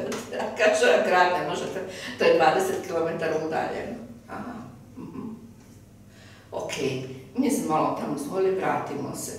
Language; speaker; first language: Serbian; early bilingual, heritage; Serbian